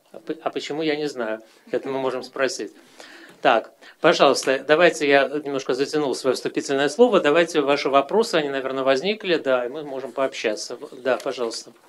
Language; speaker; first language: Russian; native; Russian